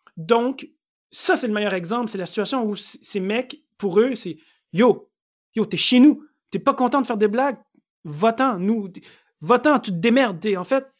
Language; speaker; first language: French; native; French